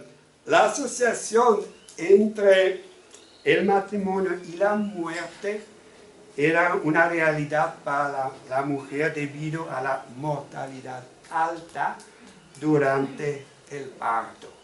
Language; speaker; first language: Spanish; non-native, fluent; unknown